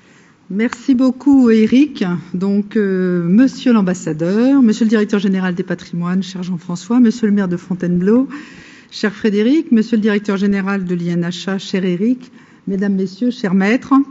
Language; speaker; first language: French; native; French